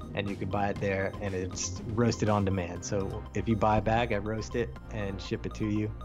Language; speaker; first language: English; native; English